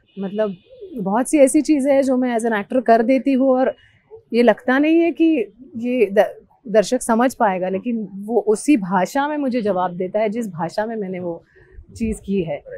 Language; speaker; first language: Hindi; non-native, local second language; Marathi